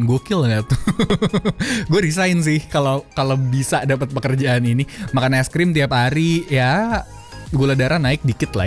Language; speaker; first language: Indonesian; native; Indonesian